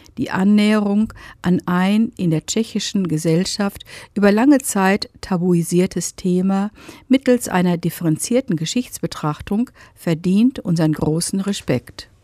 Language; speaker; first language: German; native; German